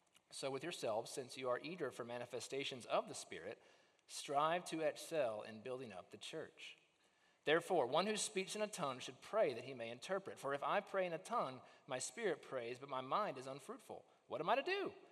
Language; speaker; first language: English; native; English